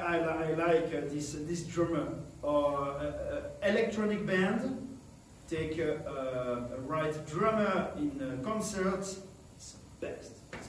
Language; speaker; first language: English; non-native, learner; French